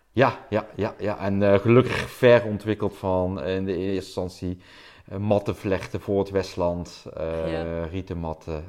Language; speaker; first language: Dutch; native; Dutch